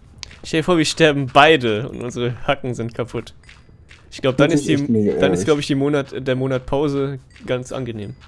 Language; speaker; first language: German; native; German